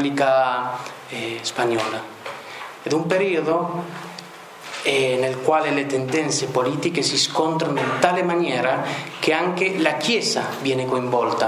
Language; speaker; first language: Italian; non-native, fluent; Spanish